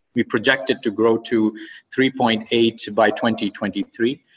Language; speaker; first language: English; non-native, fluent; Arabic